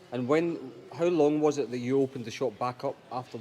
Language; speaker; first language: English; native; English